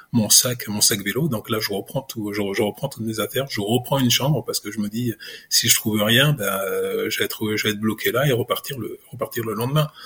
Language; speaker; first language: French; native; French